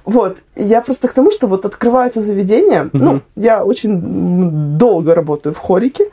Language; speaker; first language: Russian; native; Russian